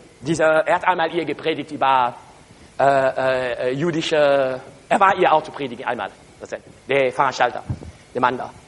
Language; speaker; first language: German; non-native, learner; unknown